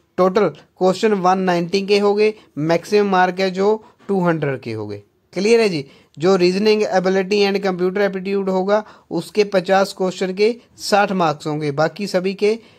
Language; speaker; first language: Hindi; non-native, local second language; Punjabi